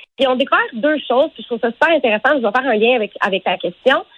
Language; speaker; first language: French; native; French